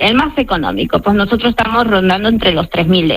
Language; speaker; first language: Spanish; native; Spanish